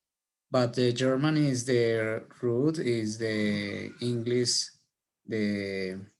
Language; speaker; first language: English; non-native, learner; Spanish